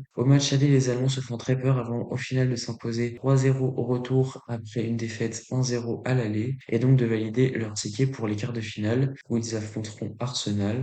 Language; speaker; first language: French; native; French